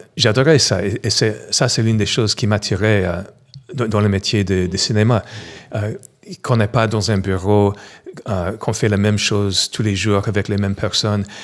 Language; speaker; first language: French; non-native, fluent; English